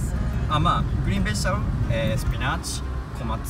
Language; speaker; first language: English; non-native, learner; Japanese